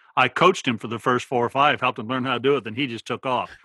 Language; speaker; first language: English; native; English